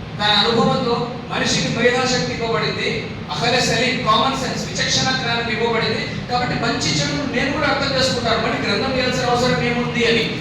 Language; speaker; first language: Telugu; non-native, local second language; Urdu